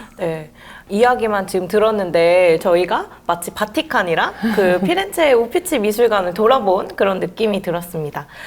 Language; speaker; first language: Korean; native; Korean